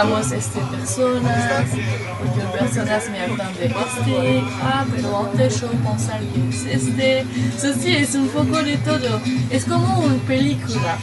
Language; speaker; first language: Spanish; non-native, learner; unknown